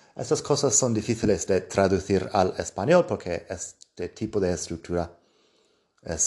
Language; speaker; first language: Spanish; non-native, fluent; English